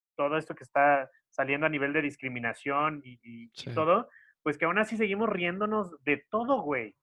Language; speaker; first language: Spanish; native; Spanish